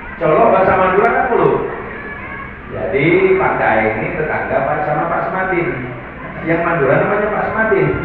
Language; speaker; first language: Indonesian; non-native, local second language; Madurese